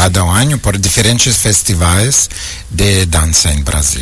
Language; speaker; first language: Portuguese; non-native, learner; Ukrainian